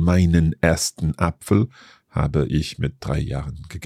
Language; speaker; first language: German; non-native, learner; English